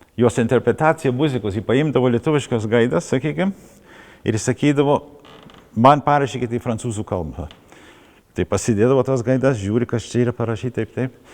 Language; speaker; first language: Lithuanian; early bilingual, heritage; Lithuanian